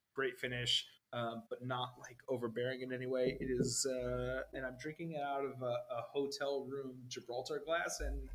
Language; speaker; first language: English; native; English